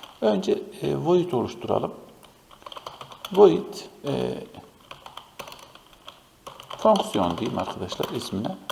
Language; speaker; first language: Turkish; native; Turkish